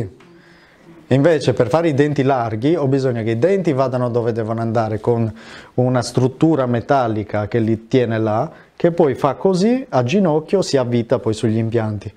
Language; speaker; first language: Italian; native; Italian